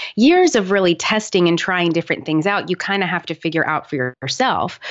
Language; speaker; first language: English; native; English